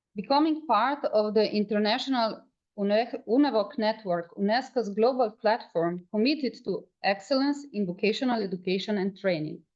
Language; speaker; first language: English; non-native, fluent; Slovenian